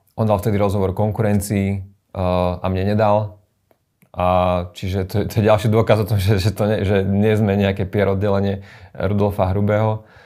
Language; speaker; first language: Slovak; native; Slovak